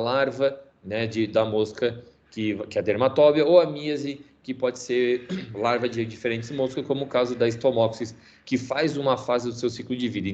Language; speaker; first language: Portuguese; native; Portuguese